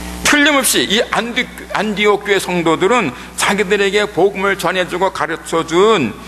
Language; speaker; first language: Korean; native; Korean